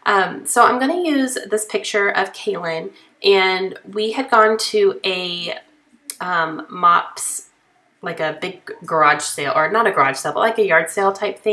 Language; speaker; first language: English; native; English